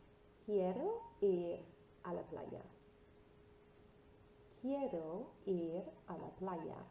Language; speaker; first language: Spanish; non-native, fluent; English